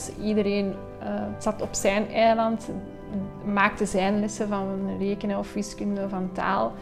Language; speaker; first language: Dutch; native; Dutch